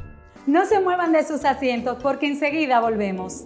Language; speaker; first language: Spanish; native; Spanish